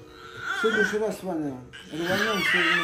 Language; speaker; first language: Russian; native; Russian